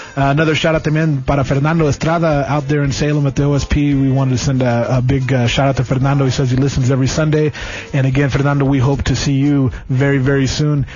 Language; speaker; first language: English; early bilingual, other home language; Spanish